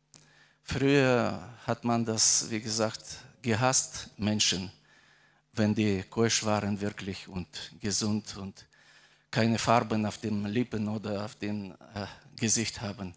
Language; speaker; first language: German; non-native, fluent; Russian